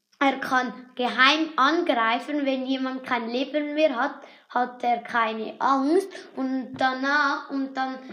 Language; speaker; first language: German; native; German